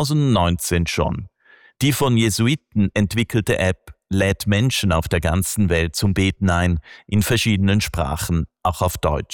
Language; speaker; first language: German; native; German